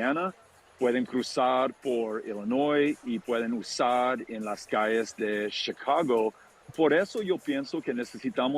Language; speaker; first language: Spanish; non-native, fluent; English